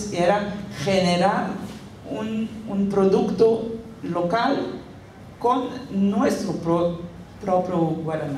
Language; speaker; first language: Spanish; non-native, fluent; Portuguese